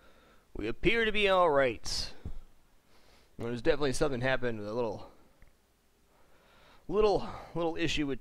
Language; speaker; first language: English; native; English